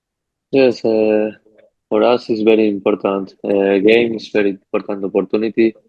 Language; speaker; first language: English; non-native, learner; Spanish